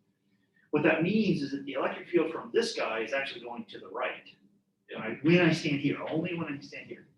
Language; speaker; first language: English; native; English